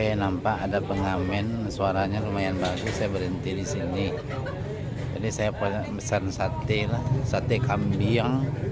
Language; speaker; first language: Indonesian; non-native, local second language; Minangkabau